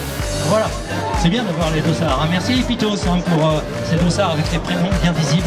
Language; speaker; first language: French; native; French